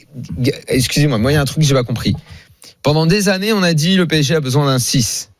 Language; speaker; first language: French; native; French